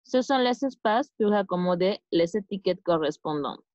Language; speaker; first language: French; non-native, fluent; Spanish